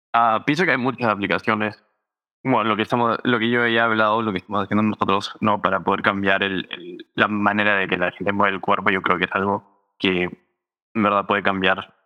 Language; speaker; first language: Spanish; early bilingual, heritage; Spanish